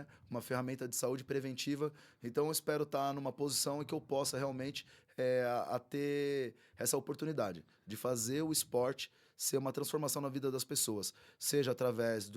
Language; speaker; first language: Portuguese; native; Portuguese